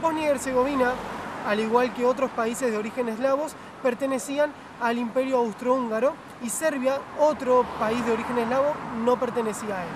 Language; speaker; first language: Spanish; native; Spanish